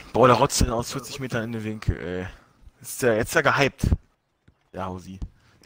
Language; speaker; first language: German; native; German